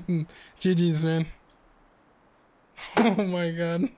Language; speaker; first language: English; native; English